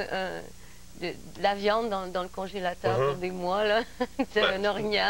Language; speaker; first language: French; native; French